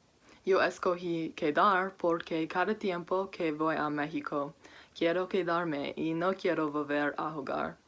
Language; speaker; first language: Spanish; non-native, learner; English